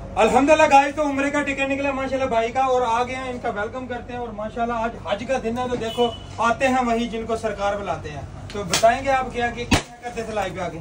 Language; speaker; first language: Urdu; non-native, local second language; Punjabi